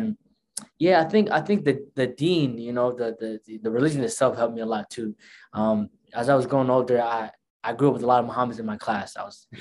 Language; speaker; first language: English; early bilingual, other home language; Somali